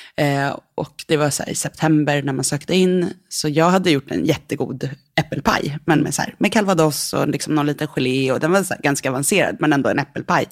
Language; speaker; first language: Swedish; native; Swedish